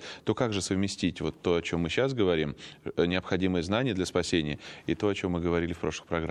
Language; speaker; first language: Russian; native; Russian